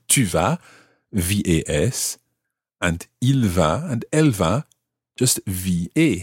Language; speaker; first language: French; non-native, fluent; English